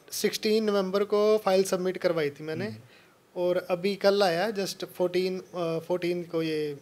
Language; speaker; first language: Hindi; non-native, local second language; Punjabi